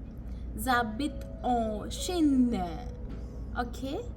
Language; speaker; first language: French; non-native, fluent; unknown